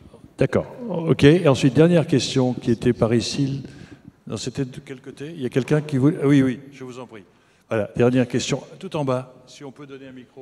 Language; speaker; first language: French; native; French